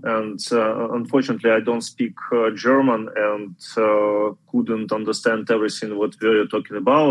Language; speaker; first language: English; non-native, learner; Ukrainian